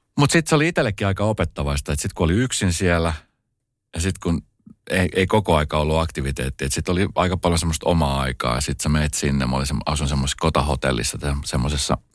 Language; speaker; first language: Finnish; native; Finnish